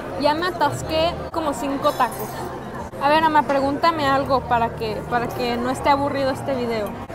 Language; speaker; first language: Spanish; early bilingual, heritage; Spanish